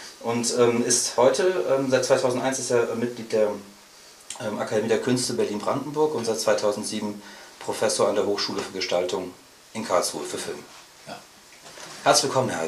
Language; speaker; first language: German; native; German